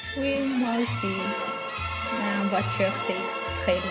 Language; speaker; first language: French; non-native, learner; Spanish